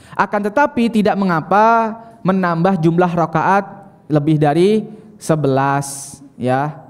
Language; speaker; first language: Indonesian; native; Indonesian